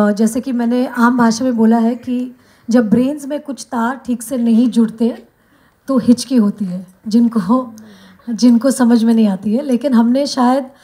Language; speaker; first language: Hindi; non-native, local second language; Bangla